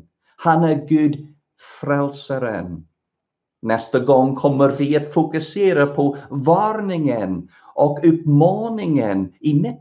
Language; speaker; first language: Swedish; non-native, fluent; English